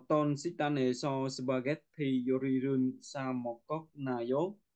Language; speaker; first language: Korean; non-native, learner; Vietnamese